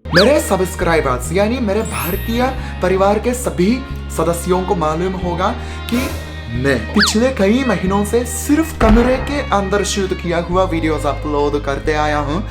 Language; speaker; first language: Hindi; non-native, fluent; Japanese